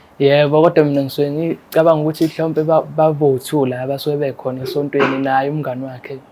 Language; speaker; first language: Zulu; native; Zulu